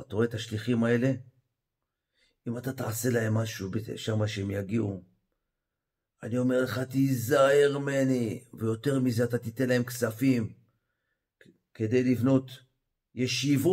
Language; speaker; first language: Hebrew; native; Hebrew